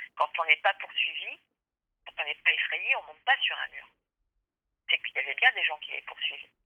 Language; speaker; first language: French; native; French